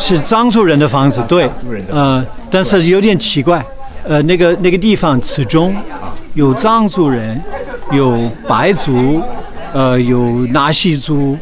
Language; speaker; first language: Chinese; non-native, fluent; English